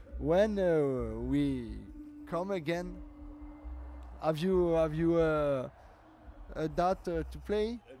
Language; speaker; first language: English; non-native, learner; French